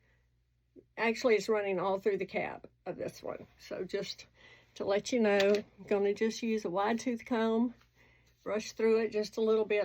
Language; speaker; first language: English; native; English